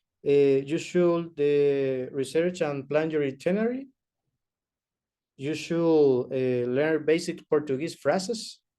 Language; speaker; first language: English; non-native, learner; Spanish